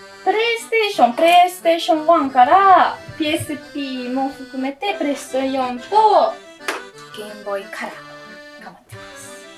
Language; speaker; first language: Japanese; non-native, fluent; Italian